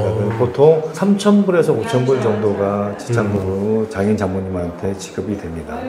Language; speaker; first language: Korean; native; Korean